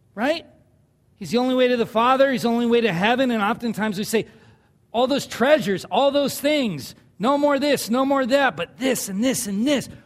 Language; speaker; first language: English; native; English